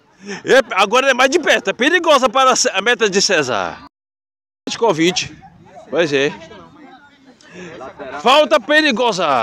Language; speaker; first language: Portuguese; native; Portuguese